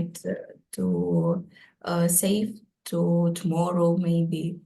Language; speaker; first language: English; non-native, learner; Ukrainian